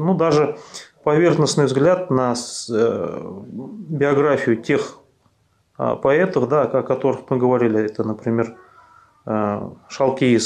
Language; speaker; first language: Russian; native; Russian